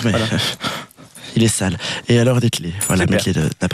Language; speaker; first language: French; native; French